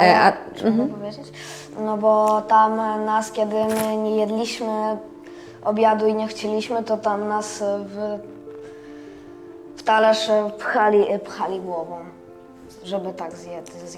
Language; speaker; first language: Polish; early bilingual, other home language; Russian